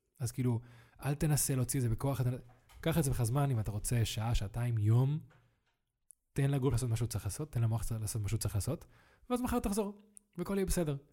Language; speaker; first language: Hebrew; early bilingual, other home language; Spanish